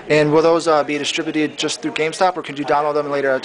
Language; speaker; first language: English; native; English